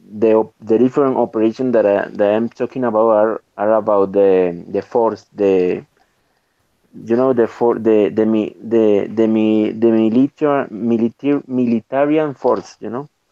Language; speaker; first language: English; non-native, learner; Spanish